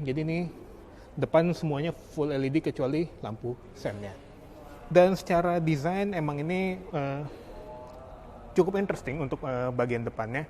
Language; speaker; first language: Indonesian; native; Indonesian